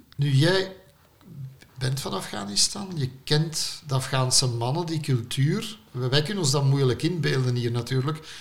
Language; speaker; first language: Dutch; native; Dutch